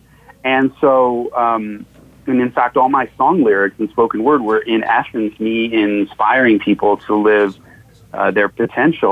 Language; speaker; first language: English; native; English